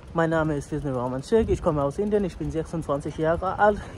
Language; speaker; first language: German; non-native, learner; Bangla